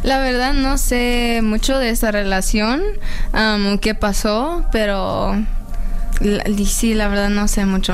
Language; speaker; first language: Spanish; early bilingual, heritage; Spanish